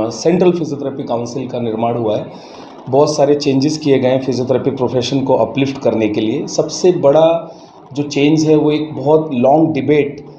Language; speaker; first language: Hindi; non-native, local second language; Gujarati